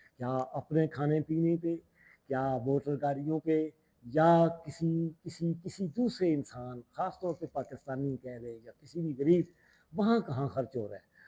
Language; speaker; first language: Urdu; native; Urdu